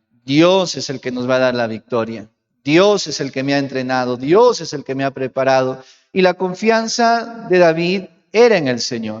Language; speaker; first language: Spanish; native; Spanish